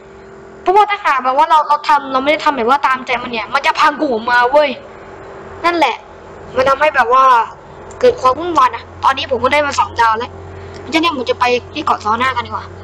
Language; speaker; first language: Thai; native; Thai